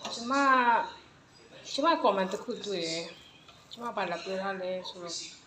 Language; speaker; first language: Burmese; non-native, local second language; S'gaw Karen